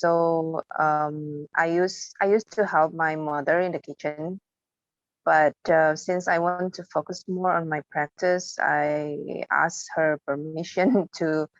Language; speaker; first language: English; non-native, fluent; Thai